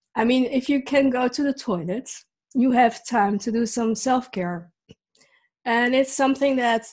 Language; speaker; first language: English; early bilingual, other home language; Dutch